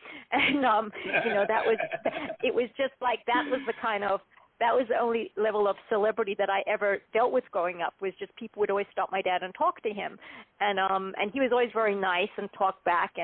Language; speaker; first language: English; native; English